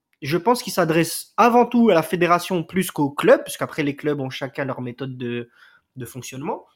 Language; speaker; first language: French; native; French